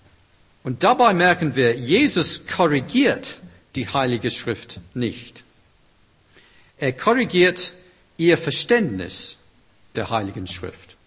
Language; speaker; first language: German; non-native, fluent; English